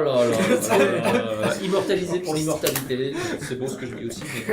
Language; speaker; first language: French; native; French